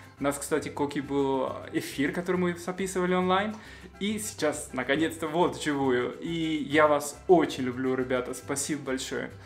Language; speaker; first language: Russian; non-native, fluent; Spanish